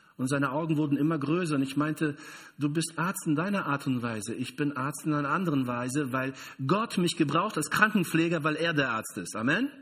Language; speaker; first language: German; non-native, fluent; Portuguese